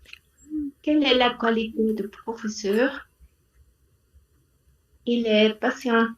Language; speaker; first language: French; non-native, learner; Spanish